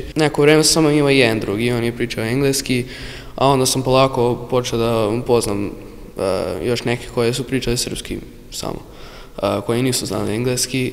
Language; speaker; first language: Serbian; early bilingual, other home language; English